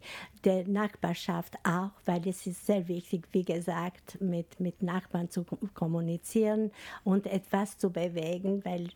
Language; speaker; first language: German; non-native, fluent; Albanian